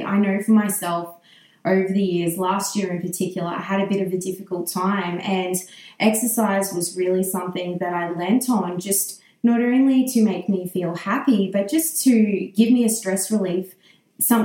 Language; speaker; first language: English; native; English